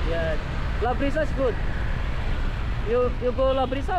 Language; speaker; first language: English; non-native, learner; Indonesian